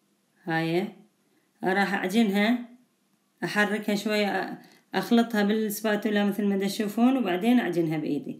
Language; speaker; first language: Arabic; native; Arabic